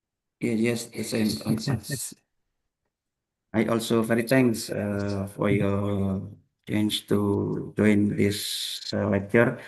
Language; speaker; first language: English; non-native, learner; Indonesian